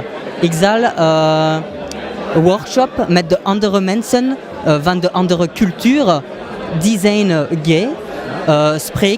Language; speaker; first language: Dutch; non-native, local second language; French